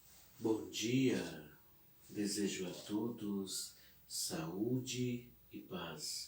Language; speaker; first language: Portuguese; native; Portuguese